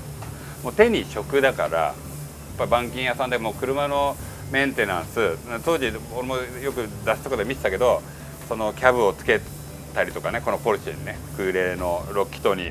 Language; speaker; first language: Japanese; native; Japanese